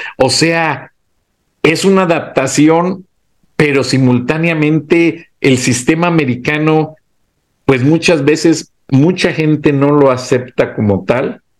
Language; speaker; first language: Spanish; native; Spanish